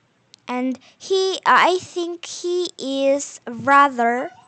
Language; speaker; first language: English; non-native, learner; Korean